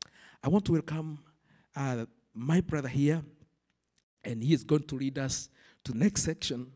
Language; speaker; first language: English; non-native, local second language; Swahili